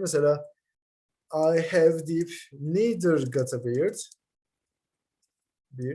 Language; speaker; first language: English; non-native, fluent; Turkish